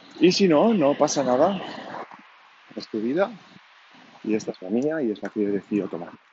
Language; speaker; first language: Spanish; non-native, local second language; Catalan